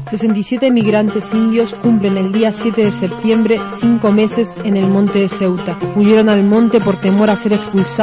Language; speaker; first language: Spanish; native; Spanish